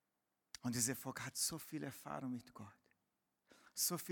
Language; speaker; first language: German; non-native, fluent; Portuguese